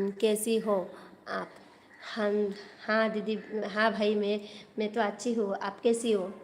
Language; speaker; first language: Hindi; non-native, local second language; Bangla